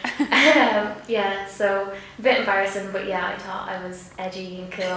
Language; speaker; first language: English; native; English